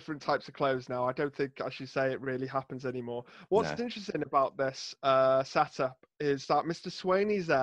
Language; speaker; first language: English; native; English